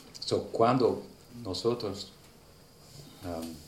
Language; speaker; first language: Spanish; non-native, learner; English